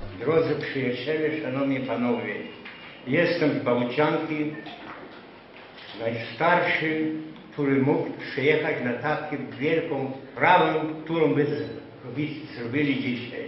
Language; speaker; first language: Polish; non-native, local second language; Rusyn